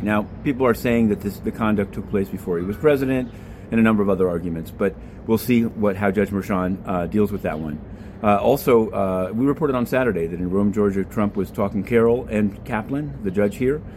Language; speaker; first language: English; native; English